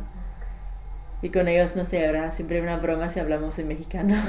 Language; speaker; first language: Spanish; non-native, fluent; English